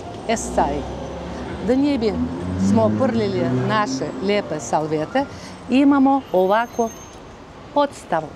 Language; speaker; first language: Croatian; non-native, fluent; Russian